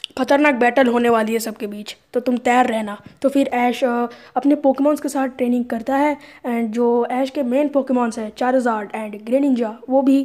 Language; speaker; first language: Hindi; native; Hindi